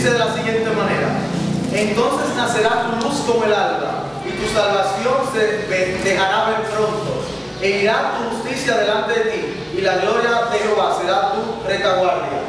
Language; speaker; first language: Spanish; native; Spanish